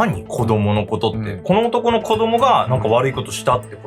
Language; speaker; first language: Japanese; native; Japanese